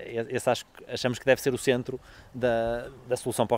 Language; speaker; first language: Portuguese; native; Portuguese